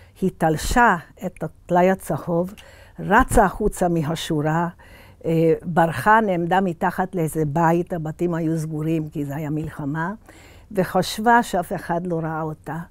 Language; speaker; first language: Hebrew; early bilingual, other home language; Hungarian